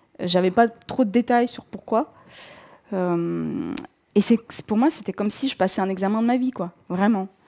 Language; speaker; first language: French; non-native, fluent; Russian